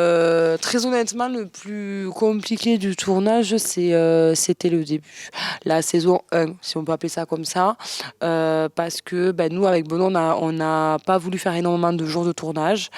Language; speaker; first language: French; native; French